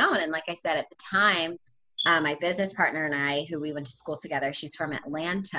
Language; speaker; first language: English; native; English